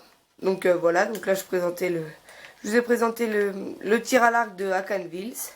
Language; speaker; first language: French; native; French